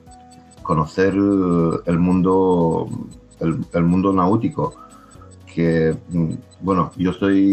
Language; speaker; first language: Spanish; non-native, fluent; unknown